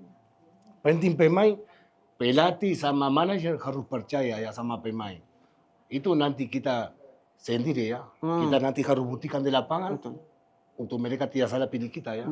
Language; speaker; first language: Indonesian; non-native, fluent; Spanish